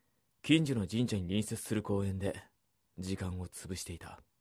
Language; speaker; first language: Japanese; native; Japanese